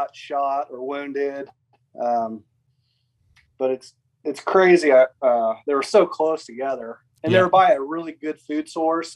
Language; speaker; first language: English; native; English